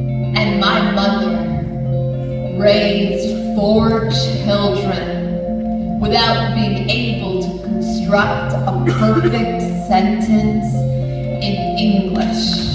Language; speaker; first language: English; early bilingual, other home language; Punjabi